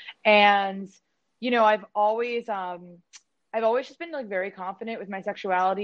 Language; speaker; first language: English; native; English